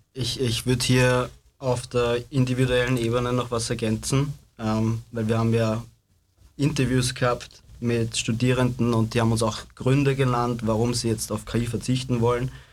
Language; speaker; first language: German; native; German